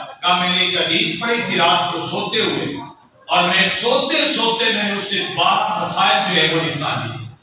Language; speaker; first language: Urdu; non-native, local second language; Punjabi